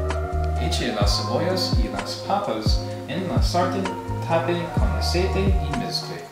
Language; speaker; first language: Spanish; non-native, learner; English